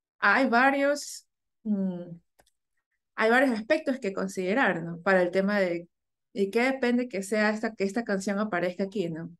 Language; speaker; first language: Spanish; native; Spanish